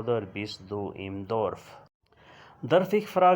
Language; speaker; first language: German; non-native, learner; Urdu